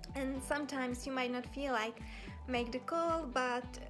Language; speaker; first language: English; non-native, fluent; Czech